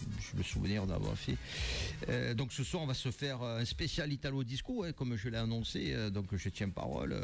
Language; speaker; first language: French; native; French